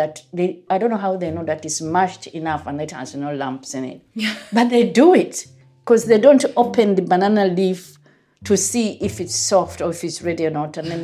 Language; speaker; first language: English; non-native, local second language; Ganda